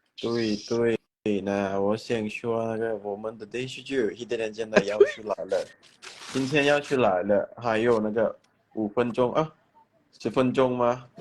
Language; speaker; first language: Chinese; non-native, learner; Thai